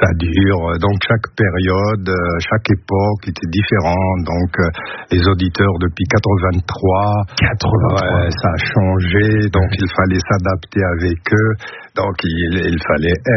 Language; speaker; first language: French; non-native, local second language; Arabic